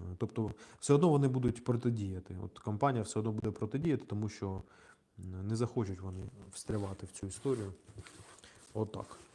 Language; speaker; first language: Ukrainian; non-native, local second language; Russian